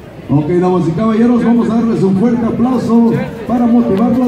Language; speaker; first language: Spanish; native; Spanish